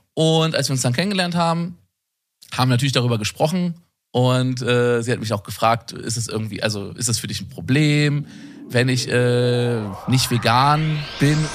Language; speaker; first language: German; native; German